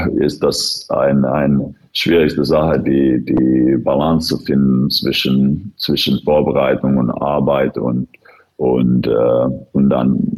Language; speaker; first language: German; non-native, fluent; Finnish